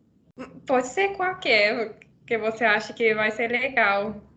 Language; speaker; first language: Portuguese; non-native, learner; Finnish